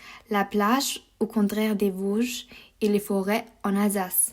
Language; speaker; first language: French; non-native, learner; German